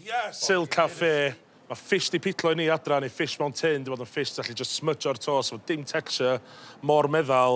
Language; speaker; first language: Welsh; native; Welsh